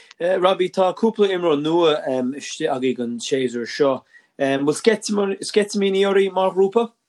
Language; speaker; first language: Irish; non-native, local second language; English